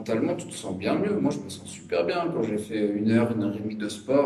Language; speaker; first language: French; native; French